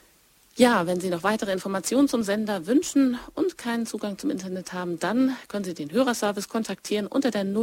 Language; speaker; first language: German; native; German